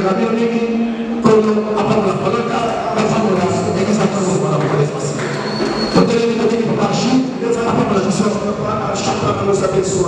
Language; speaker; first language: Portuguese; non-native, learner; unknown